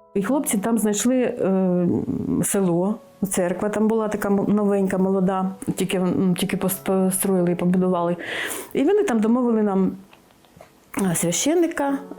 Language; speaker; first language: Ukrainian; non-native, local second language; Russian